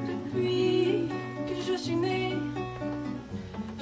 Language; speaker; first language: French; native; French